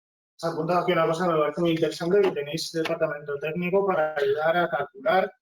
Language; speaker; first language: Spanish; native; Spanish